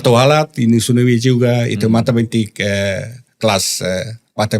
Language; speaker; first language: Indonesian; non-native, learner; Dutch